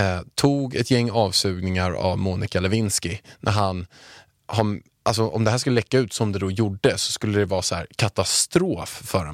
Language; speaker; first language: Swedish; native; Swedish